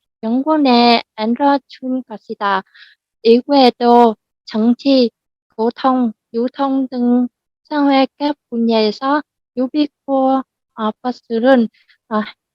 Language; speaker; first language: Korean; non-native, learner; Vietnamese